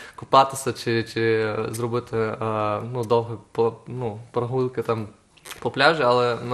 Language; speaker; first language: Ukrainian; non-native, fluent; German